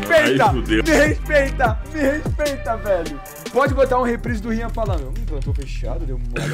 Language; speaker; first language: Portuguese; native; Portuguese